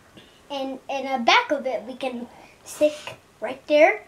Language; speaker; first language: English; native; English